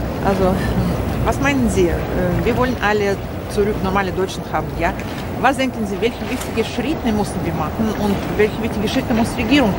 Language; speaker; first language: German; non-native, learner; Russian